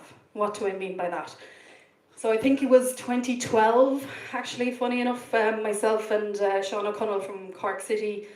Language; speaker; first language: English; native; English